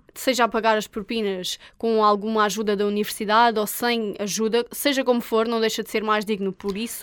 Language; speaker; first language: Portuguese; native; Portuguese